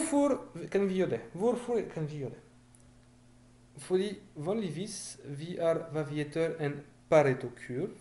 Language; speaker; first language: Norwegian; non-native, fluent; French